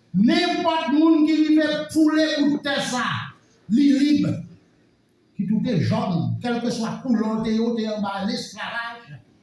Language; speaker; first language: French; non-native, local second language; Haitian Creole